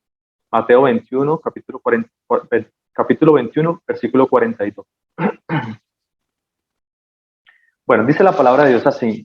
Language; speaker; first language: Spanish; native; Spanish